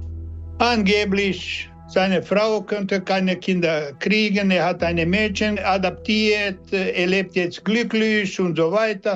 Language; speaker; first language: German; non-native, learner; Serbian